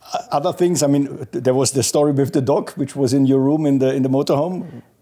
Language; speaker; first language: English; non-native, fluent; German